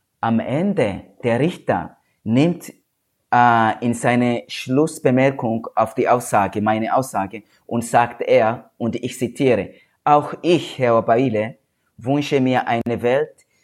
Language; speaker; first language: German; non-native, learner; Swahili